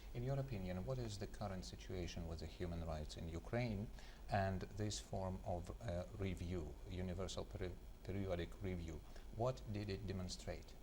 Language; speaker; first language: English; non-native, fluent; Ukrainian